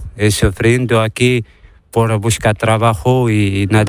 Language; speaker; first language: Spanish; non-native, learner; Arabic